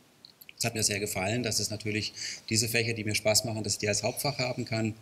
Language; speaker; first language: German; native; German